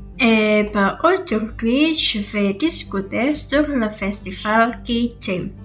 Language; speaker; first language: French; non-native, learner; Indonesian